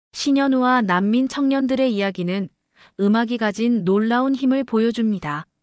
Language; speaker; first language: Korean; native; Korean